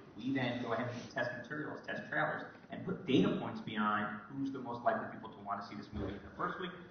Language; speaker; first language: English; native; English